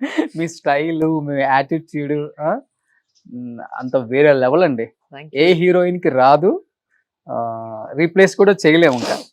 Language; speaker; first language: Telugu; native; Telugu